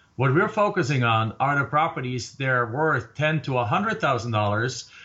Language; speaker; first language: English; non-native, fluent; German